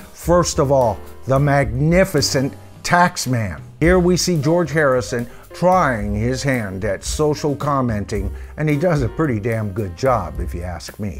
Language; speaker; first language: English; native; English